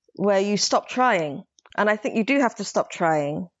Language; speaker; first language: English; early bilingual, other home language; Somali